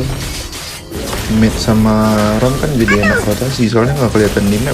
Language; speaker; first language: Indonesian; native; Indonesian